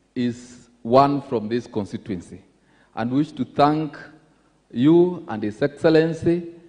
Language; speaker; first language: English; non-native, local second language; Embu